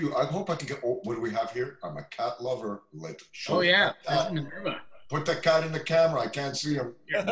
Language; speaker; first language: English; non-native, fluent; French